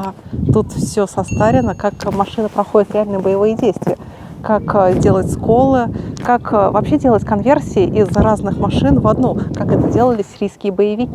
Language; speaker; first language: Russian; native; Russian